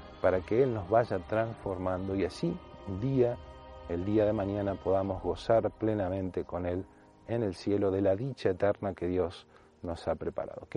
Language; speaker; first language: Spanish; native; Spanish